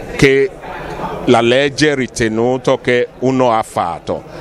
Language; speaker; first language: Italian; non-native, fluent; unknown